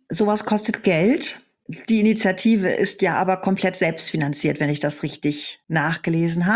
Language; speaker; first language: German; native; German